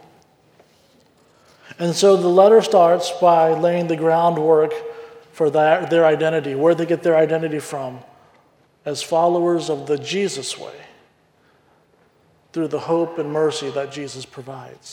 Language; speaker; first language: English; native; English